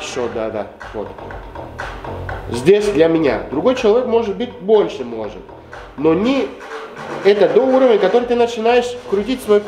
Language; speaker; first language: Russian; non-native, fluent; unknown